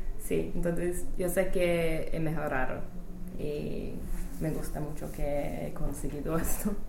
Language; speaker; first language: Spanish; non-native, fluent; English